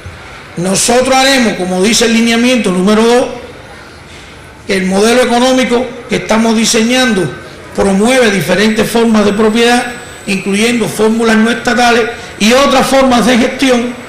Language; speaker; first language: Spanish; native; Spanish